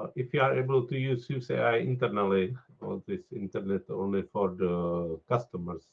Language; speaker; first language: English; non-native, fluent; Czech